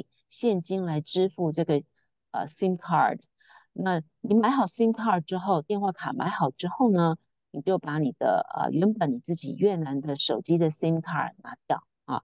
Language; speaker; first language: Chinese; native; Chinese